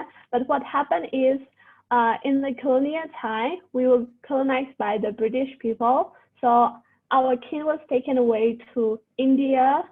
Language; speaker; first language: English; non-native, fluent; Burmese